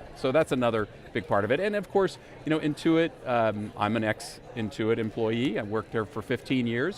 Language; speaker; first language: English; native; English